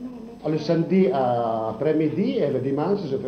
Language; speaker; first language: French; non-native, learner; Italian